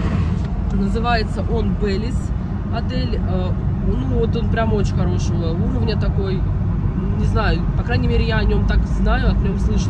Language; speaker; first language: Russian; native; Russian